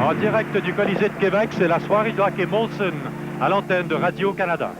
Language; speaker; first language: French; native; French